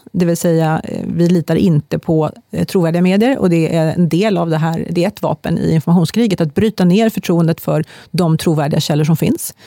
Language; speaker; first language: Swedish; native; Swedish